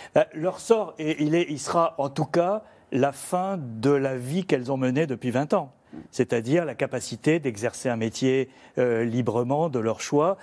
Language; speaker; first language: French; native; French